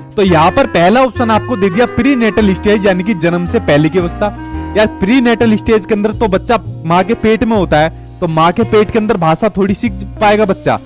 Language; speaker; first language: Hindi; native; Hindi